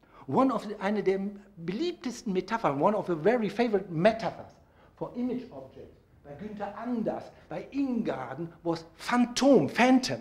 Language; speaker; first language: English; non-native, fluent; German